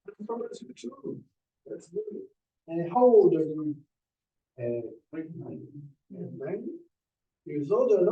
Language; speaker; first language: English; non-native, learner; Portuguese